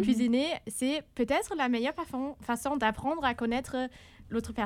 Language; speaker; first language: French; non-native, fluent; German